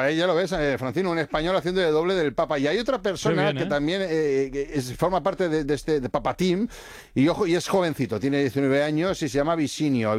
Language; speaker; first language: Spanish; native; Spanish